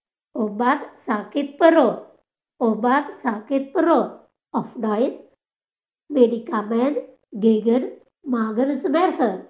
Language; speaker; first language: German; non-native, fluent; Indonesian